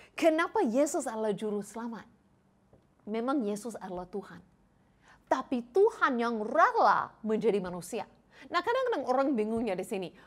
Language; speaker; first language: Indonesian; non-native, fluent; English